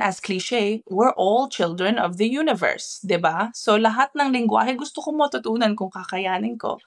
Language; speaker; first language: Filipino; early bilingual, heritage; Filipino